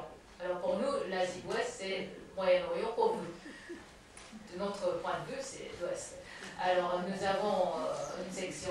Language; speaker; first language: French; non-native, fluent; Japanese